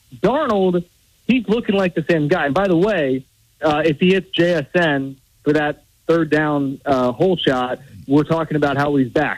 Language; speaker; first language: English; native; English